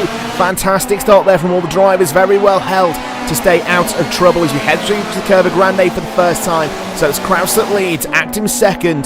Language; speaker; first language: English; native; English